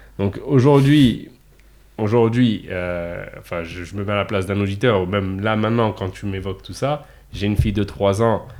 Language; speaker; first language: French; native; French